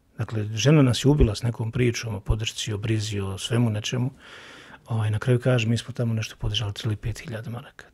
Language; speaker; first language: Bosnian; native; Bosnian